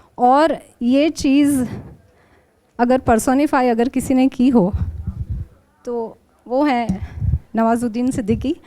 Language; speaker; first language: Hindi; native; Hindi